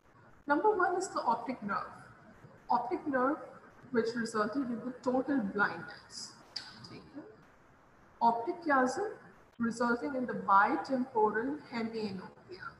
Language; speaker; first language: English; non-native, local second language; Hindi